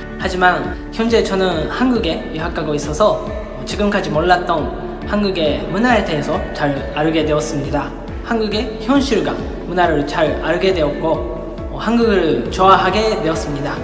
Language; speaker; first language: Korean; non-native, fluent; Japanese